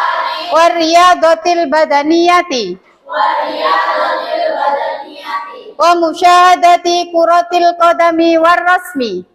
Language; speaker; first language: Arabic; non-native, fluent; Indonesian